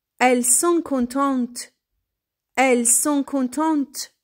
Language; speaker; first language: French; non-native, fluent; Persian